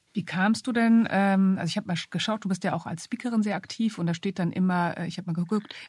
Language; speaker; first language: German; native; German